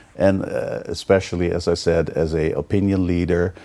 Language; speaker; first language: English; non-native, fluent; Dutch